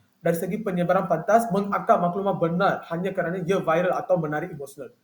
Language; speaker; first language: Malay; non-native, local second language; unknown